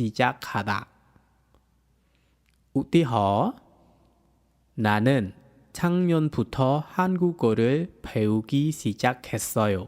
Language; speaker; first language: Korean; non-native, fluent; Khmer